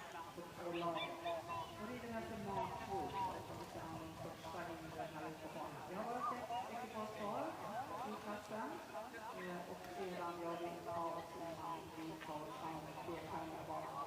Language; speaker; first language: Swedish; native; Swedish